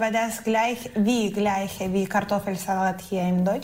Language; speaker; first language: German; non-native, learner; Ukrainian